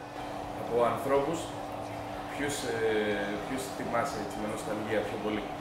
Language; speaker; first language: Greek; native; Greek